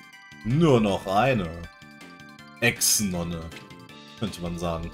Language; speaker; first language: German; native; German